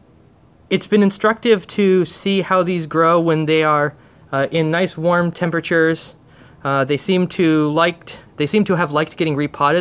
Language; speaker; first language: English; native; English